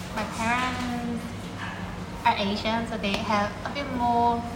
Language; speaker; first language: English; non-native, fluent; Korean